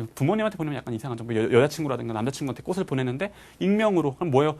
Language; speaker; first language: Korean; native; Korean